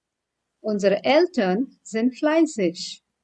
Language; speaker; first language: German; non-native, fluent; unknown